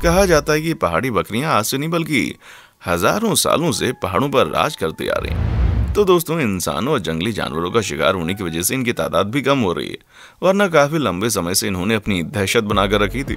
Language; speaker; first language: Hindi; native; Hindi